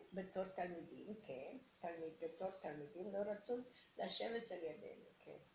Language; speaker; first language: Hebrew; early bilingual, other home language; Romanian